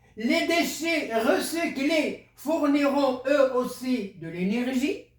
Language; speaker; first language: French; non-native, local second language; Arabic